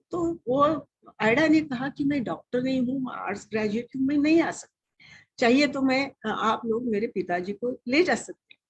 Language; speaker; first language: Hindi; non-native, local second language; Marathi